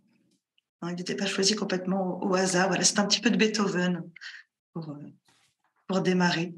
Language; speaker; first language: French; native; French